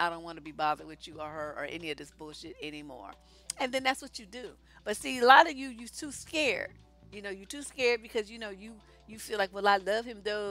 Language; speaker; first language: English; native; English